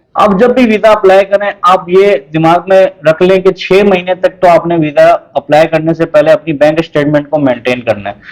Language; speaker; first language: Urdu; native; Urdu